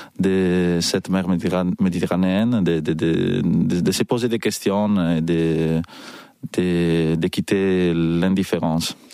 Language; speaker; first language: French; non-native, fluent; Italian